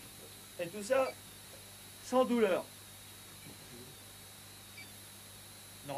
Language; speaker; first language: French; native; French